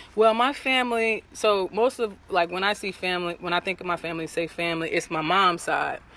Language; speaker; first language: English; native; English